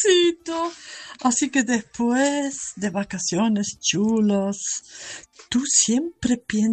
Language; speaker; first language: Spanish; non-native, fluent; German